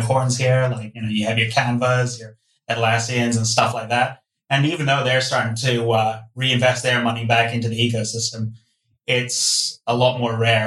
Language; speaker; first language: English; non-native, local second language; Cantonese